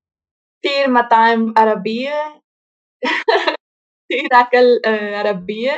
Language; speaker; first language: Arabic; non-native, learner; Spanish